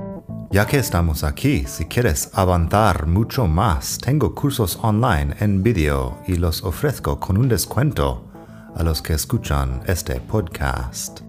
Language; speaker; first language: Spanish; non-native, fluent; English